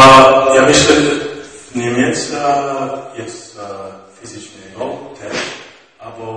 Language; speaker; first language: Polish; non-native, learner; English